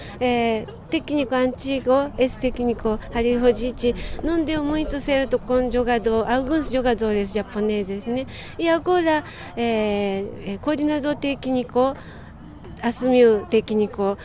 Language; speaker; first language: Portuguese; non-native, fluent; Japanese